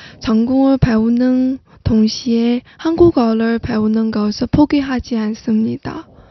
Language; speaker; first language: Korean; non-native, fluent; Chinese